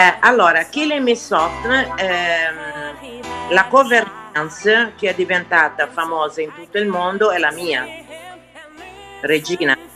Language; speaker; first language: Italian; non-native, fluent; Portuguese